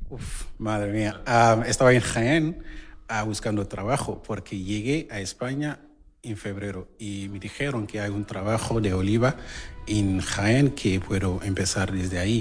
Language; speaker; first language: Spanish; non-native, learner; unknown